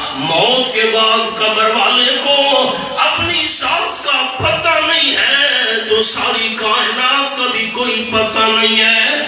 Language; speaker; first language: Urdu; non-native, local second language; Pashto